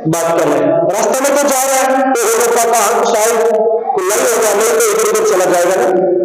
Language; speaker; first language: Hindi; non-native, local second language; Telugu